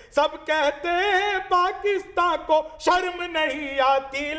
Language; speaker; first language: Hindi; native; Hindi